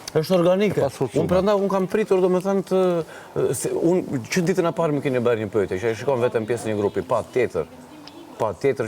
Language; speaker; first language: Albanian; native; Albanian